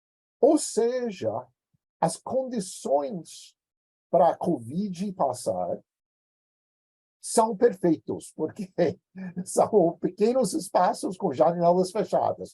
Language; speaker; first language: Portuguese; non-native, fluent; English